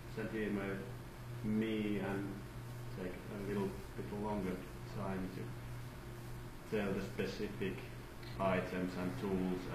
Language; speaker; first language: English; non-native, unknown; Finnish